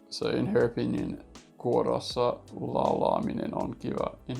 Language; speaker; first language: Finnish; non-native, learner; English